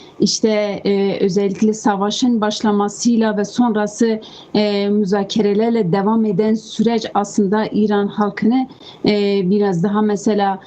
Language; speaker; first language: Turkish; non-native, fluent; Kurdish